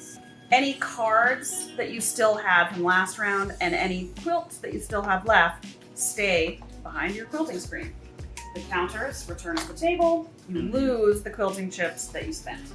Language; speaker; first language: English; native; English